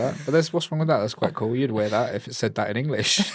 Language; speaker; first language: English; native; English